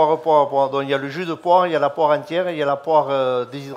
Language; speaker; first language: French; native; French